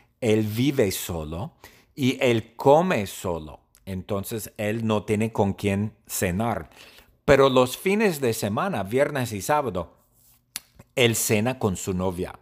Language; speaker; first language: Spanish; non-native, learner; English